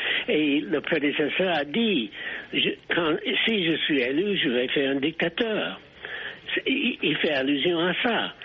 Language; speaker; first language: French; non-native, fluent; English